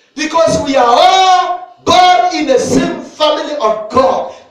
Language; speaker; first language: English; non-native, local second language; Swahili